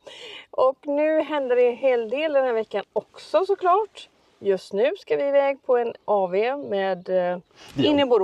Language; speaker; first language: Swedish; native; Swedish